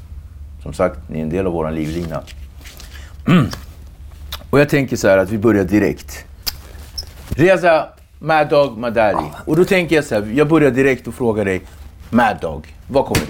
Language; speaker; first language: Swedish; native; Swedish